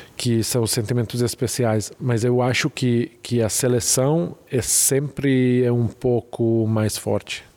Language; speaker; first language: Portuguese; non-native, fluent; Hungarian